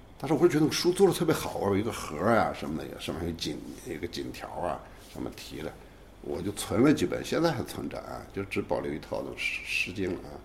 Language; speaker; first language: Chinese; native; Chinese